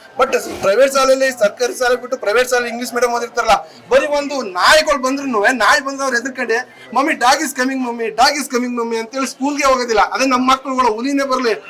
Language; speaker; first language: Kannada; native; Kannada